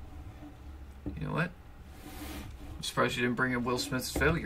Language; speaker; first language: English; native; English